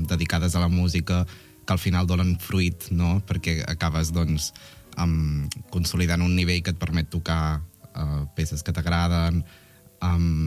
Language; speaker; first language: Catalan; native; Catalan